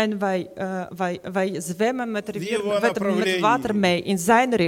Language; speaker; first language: Dutch; non-native, fluent; Ukrainian